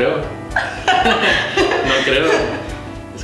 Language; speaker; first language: Spanish; native; Spanish